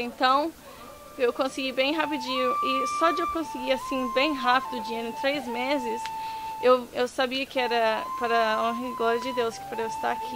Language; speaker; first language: Portuguese; early bilingual, heritage; Portuguese